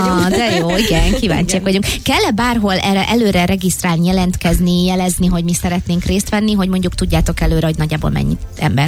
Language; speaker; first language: Hungarian; native; Hungarian